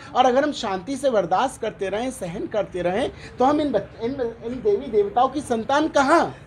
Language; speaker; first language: Hindi; native; Hindi